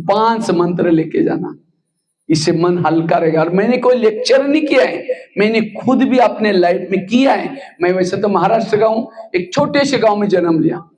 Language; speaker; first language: Hindi; non-native, local second language; Marathi